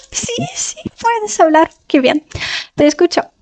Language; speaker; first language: Spanish; non-native, fluent; Russian